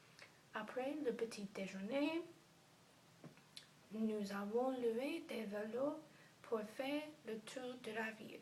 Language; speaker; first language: French; non-native, learner; English